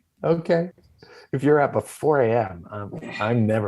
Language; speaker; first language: English; native; English